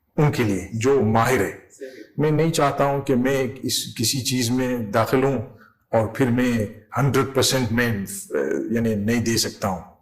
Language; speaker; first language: Urdu; non-native, fluent; English